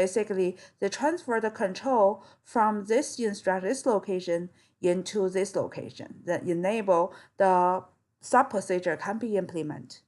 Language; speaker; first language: English; non-native, fluent; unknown